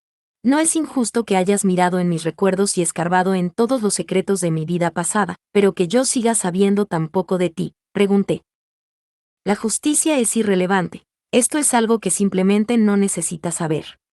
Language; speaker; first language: Spanish; native; Spanish